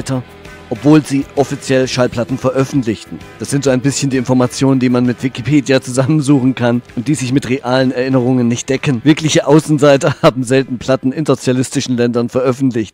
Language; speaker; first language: German; native; German